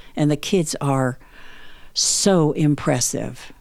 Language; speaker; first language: English; native; English